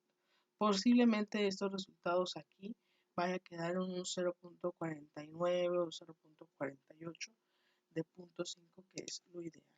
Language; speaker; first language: Spanish; native; Spanish